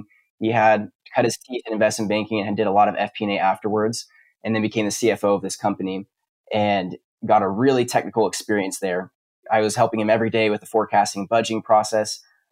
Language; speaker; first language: English; native; English